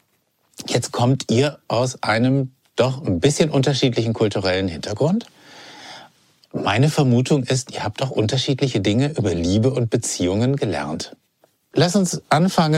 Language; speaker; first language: German; native; German